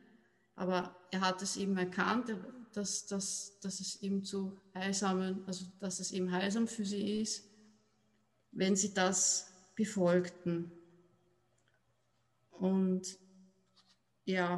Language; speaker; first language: German; native; German